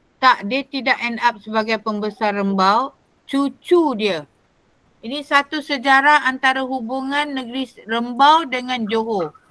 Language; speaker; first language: Malay; native; Malay